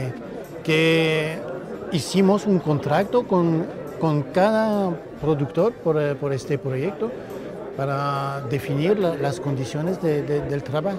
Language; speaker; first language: Spanish; non-native, fluent; French